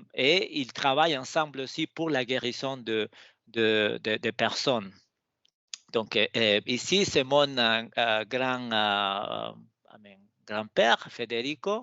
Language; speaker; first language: French; non-native, fluent; Spanish